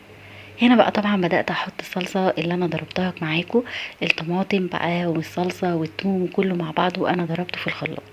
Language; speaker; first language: Arabic; native; Arabic